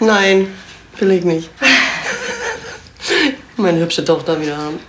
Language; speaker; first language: German; native; German